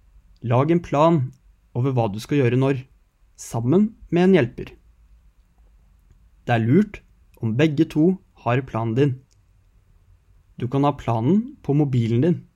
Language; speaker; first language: Norwegian; native; Norwegian